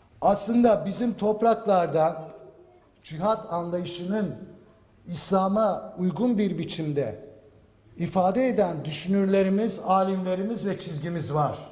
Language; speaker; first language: Turkish; native; Turkish